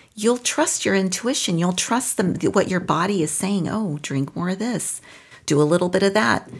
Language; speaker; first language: English; non-native, fluent; Spanish